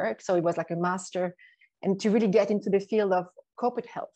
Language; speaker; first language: English; non-native, fluent; French